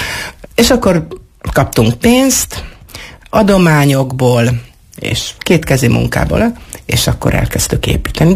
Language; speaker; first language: Hungarian; native; Hungarian